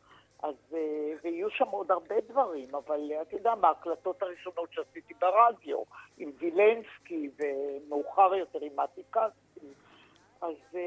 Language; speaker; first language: Hebrew; native; Hebrew